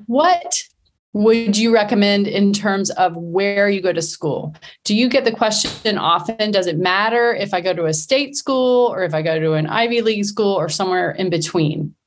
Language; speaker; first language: English; native; English